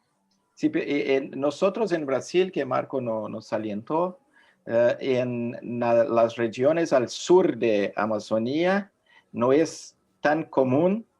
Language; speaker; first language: Spanish; non-native, fluent; Portuguese